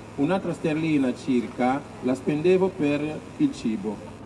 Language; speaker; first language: Italian; native; Italian